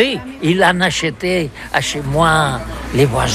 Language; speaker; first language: French; non-native, learner; Catalan